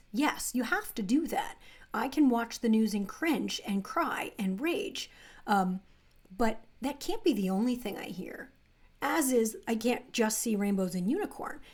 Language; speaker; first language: English; native; English